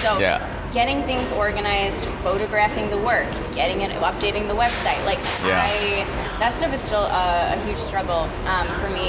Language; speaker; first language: English; native; English